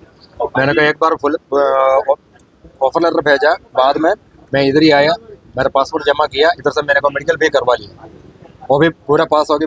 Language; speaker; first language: Hindi; non-native, local second language; Malayalam